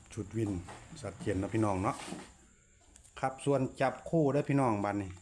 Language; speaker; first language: Thai; non-native, local second language; Northeastern Thai